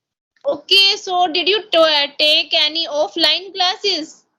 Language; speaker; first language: English; non-native, local second language; Hindi